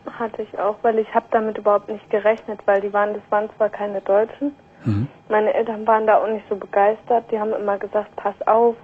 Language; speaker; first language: German; native; German